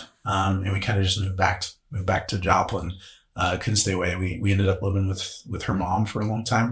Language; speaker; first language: English; native; English